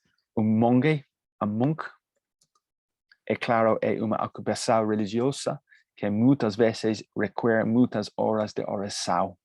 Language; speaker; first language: Portuguese; non-native, fluent; Spanish